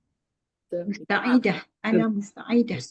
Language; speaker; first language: Arabic; non-native, learner; Malay